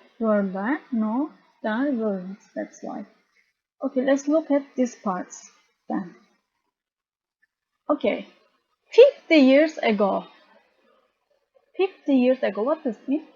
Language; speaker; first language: English; non-native, fluent; Turkish